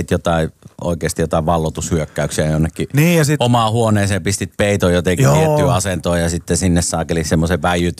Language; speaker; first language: Finnish; native; Finnish